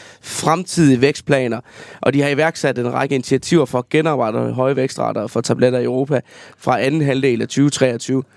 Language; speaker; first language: Danish; native; Danish